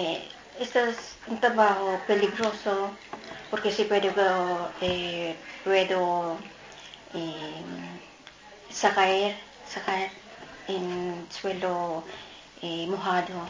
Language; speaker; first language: Spanish; non-native, learner; Filipino